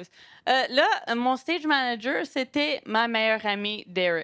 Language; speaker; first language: French; non-native, local second language; English